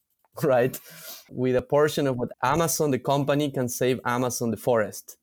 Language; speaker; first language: English; non-native, fluent; Spanish